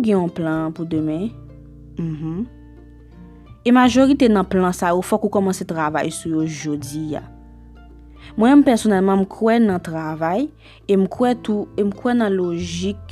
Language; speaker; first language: French; non-native, local second language; Haitian Creole